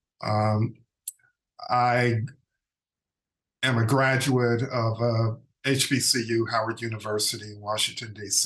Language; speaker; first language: English; native; English